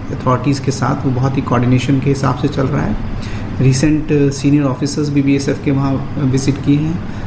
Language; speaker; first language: Hindi; native; Hindi